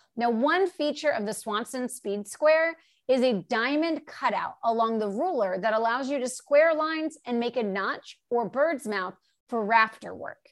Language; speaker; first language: English; native; English